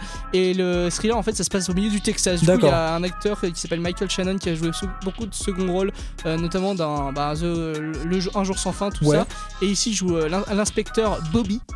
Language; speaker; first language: French; native; French